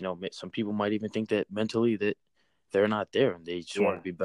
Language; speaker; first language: English; native; English